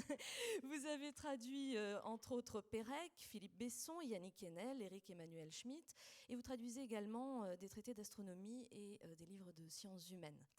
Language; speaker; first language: French; native; French